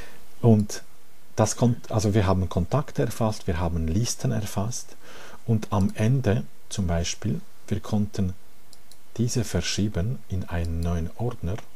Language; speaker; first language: German; non-native, fluent; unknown